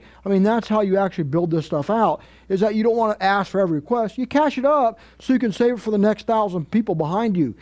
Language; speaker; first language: English; native; English